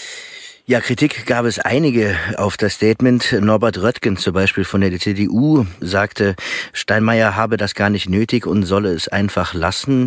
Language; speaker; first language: German; native; German